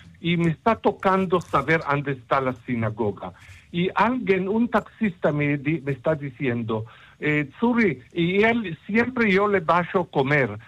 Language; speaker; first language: Spanish; non-native, fluent; Hebrew